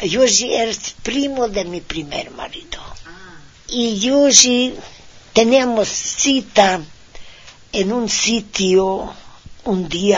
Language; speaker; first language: Spanish; non-native, fluent; Hungarian